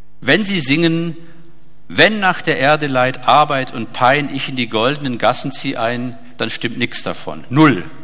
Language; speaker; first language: German; native; German